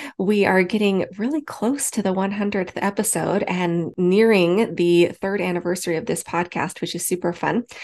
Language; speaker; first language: English; native; English